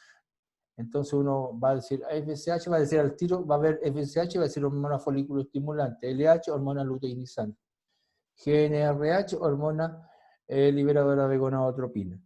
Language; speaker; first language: Spanish; native; Spanish